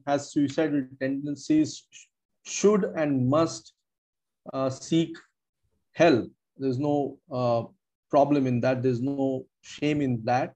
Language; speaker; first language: English; non-native, local second language; Marathi